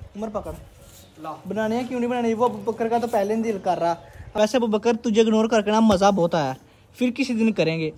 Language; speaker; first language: Urdu; non-native, local second language; Punjabi